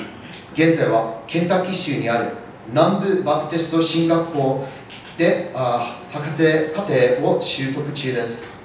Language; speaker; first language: Japanese; early bilingual, other home language; English